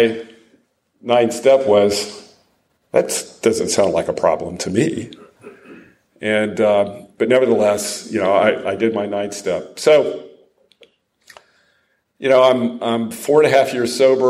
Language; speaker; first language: English; native; English